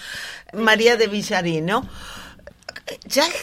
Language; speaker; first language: Italian; non-native, fluent; Spanish